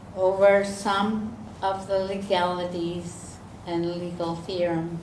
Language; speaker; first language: English; native; English